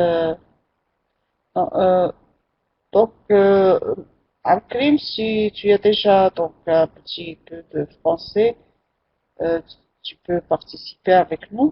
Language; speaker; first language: French; non-native, local second language; Arabic